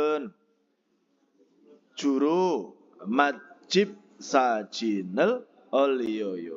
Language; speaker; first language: Korean; non-native, fluent; Indonesian